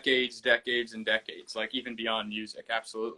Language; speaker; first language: English; native; English